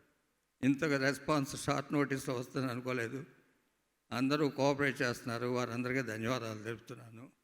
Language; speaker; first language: Telugu; native; Telugu